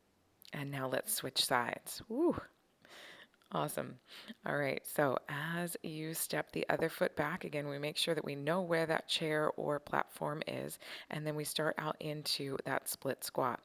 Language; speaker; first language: English; native; English